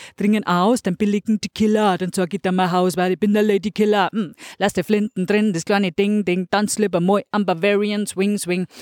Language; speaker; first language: German; native; German